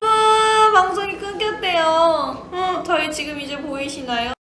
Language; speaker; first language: Korean; non-native, fluent; Japanese